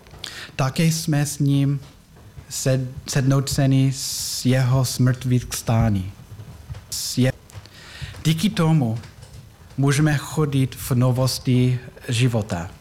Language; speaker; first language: Czech; non-native, learner; English